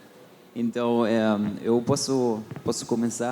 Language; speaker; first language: Portuguese; early bilingual, heritage; Portuguese